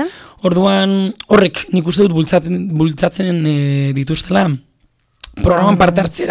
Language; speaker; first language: Basque; native; Basque